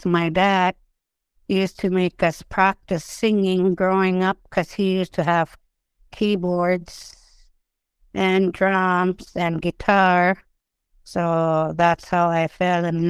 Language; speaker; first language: English; non-native, fluent; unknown